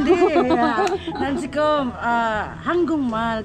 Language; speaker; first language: Korean; non-native, learner; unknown